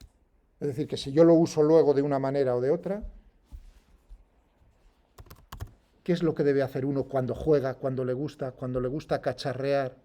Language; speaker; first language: Spanish; native; Spanish